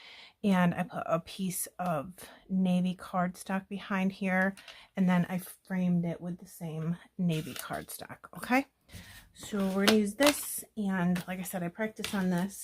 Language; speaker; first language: English; native; English